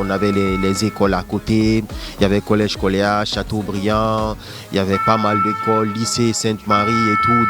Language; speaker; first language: French; non-native, local second language; Fula